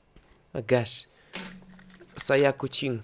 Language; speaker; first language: Indonesian; non-native, learner; Russian